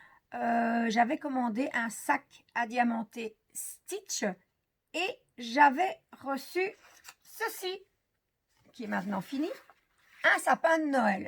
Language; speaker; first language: French; native; French